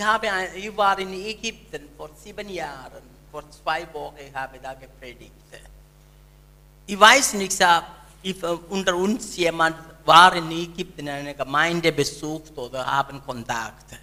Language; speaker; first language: German; non-native, learner; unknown